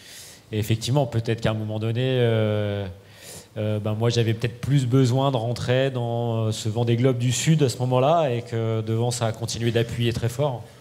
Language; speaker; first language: French; native; French